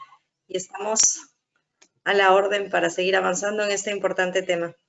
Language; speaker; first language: Spanish; native; Spanish